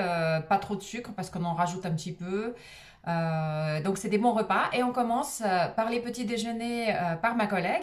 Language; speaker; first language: French; non-native, fluent; Russian